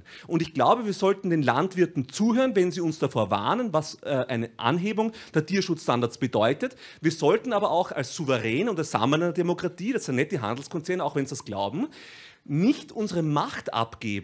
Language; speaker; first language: German; native; German